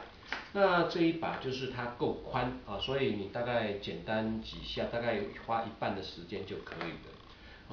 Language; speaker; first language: Chinese; native; Chinese